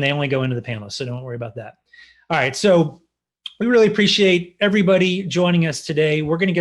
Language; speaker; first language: English; native; English